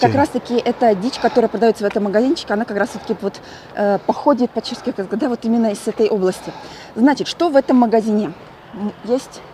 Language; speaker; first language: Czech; non-native, learner; Russian